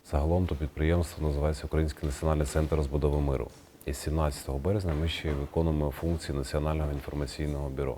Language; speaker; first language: Ukrainian; native; Ukrainian